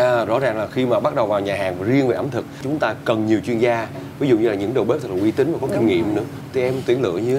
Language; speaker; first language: Vietnamese; native; Vietnamese